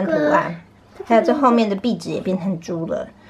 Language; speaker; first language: Chinese; native; Chinese